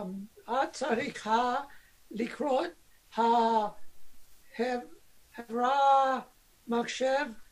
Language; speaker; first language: Hebrew; non-native, learner; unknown